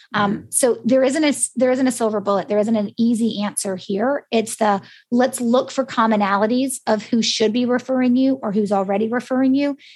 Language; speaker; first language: English; native; English